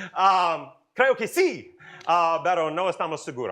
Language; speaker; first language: Spanish; non-native, learner; English